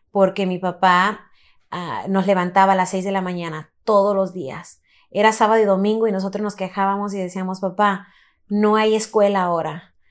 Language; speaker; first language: Spanish; early bilingual, heritage; Spanish